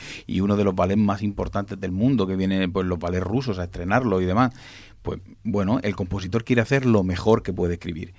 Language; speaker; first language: Spanish; native; Spanish